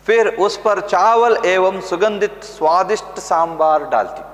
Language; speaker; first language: Hindi; non-native, local second language; Kannada